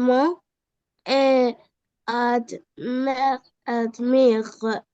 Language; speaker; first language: French; non-native, learner; Arabic